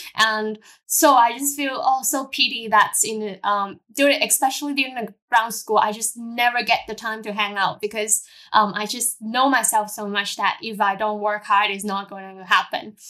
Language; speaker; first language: English; non-native, local second language; Cantonese